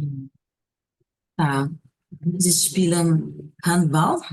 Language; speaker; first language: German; non-native, learner; Portuguese